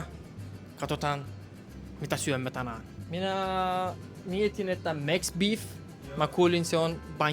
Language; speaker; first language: Finnish; non-native, learner; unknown